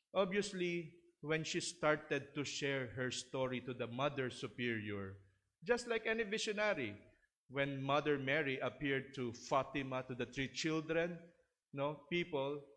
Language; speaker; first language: English; non-native, local second language; Filipino